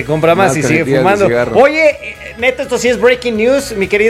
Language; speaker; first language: Spanish; native; Spanish